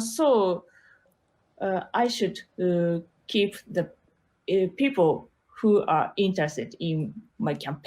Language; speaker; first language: English; non-native, learner; Japanese